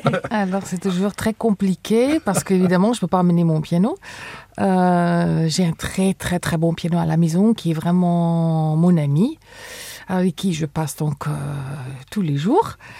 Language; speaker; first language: French; non-native, fluent; Afrikaans